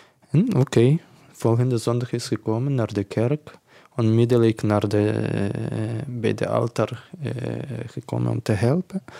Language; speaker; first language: Dutch; non-native, learner; Ukrainian